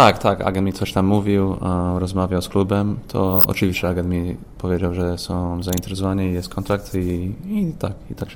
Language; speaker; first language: Polish; early bilingual, heritage; Polish